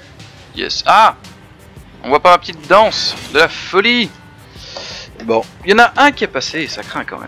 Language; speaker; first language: French; native; French